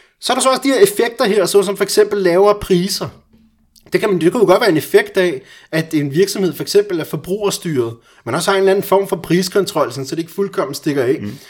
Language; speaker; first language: Danish; early bilingual, other home language; Persian